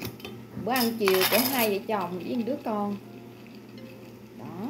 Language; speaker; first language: Vietnamese; native; Vietnamese